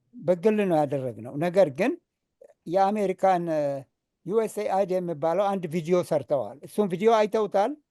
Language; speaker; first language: Amharic; non-native, local second language; Oromo